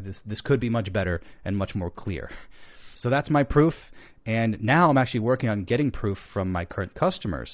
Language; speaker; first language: English; native; English